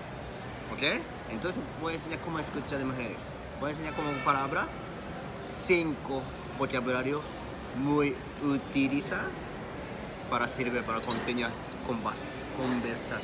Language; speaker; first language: Spanish; non-native, learner; Japanese